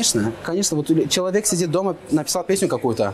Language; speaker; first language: Russian; non-native, fluent; Azerbaijani